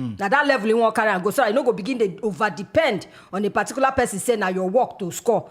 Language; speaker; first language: Nigerian Pidgin; native; Nigerian Pidgin